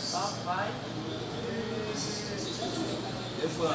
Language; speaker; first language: Portuguese; non-native, learner; Haitian Creole